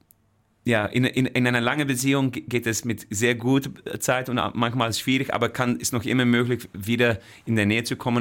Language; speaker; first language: German; non-native, fluent; Dutch